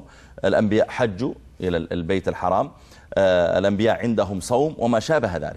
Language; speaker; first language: Arabic; native; Arabic